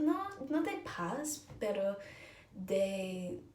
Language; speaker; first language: Spanish; non-native, learner; English